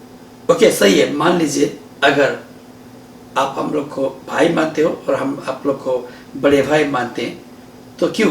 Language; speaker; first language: Hindi; non-native, learner; Nepali